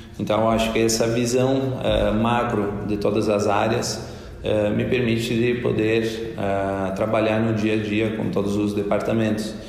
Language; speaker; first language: Portuguese; non-native, fluent; Italian